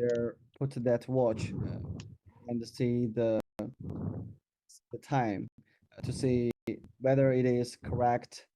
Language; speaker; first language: English; non-native, learner; Chinese